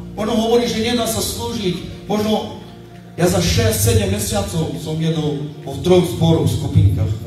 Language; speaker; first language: Slovak; non-native, local second language; Romany